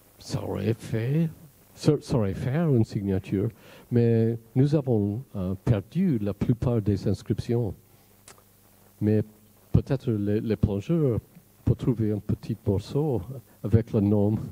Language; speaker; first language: French; non-native, fluent; English